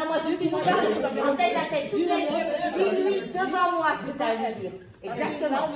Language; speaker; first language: French; native; French